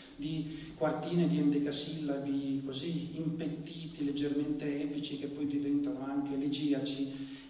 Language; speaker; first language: Italian; native; Italian